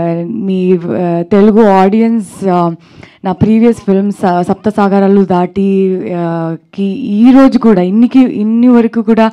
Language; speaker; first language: Telugu; non-native, learner; Kannada